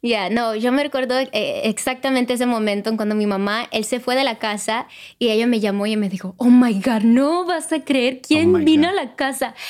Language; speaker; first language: Spanish; early bilingual, other home language; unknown